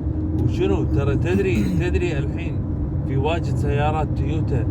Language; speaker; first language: Arabic; non-native, learner; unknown